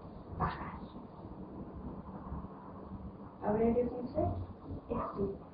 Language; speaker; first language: Spanish; native; Spanish